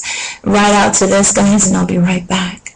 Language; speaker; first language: English; native; English